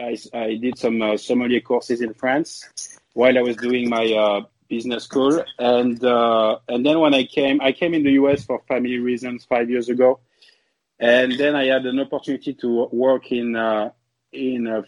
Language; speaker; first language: English; non-native, fluent; French